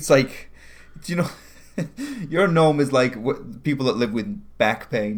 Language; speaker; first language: English; native; English